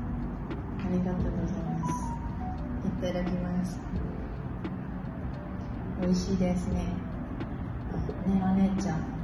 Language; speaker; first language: Japanese; non-native, learner; Malay